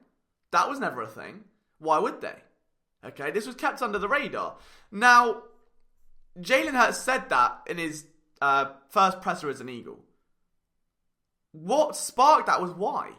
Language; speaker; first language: English; native; English